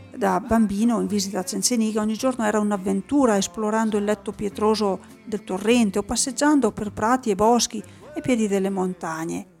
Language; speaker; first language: Italian; native; Italian